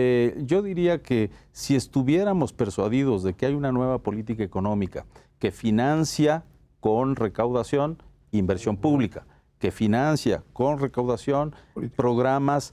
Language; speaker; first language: Spanish; native; Spanish